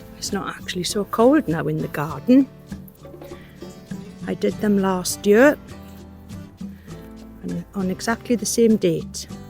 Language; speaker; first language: English; native; English